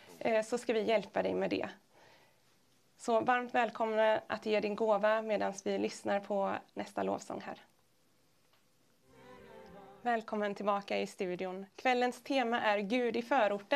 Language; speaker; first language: Swedish; native; Swedish